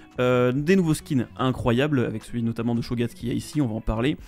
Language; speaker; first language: French; native; French